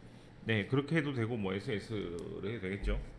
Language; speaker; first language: Korean; native; Korean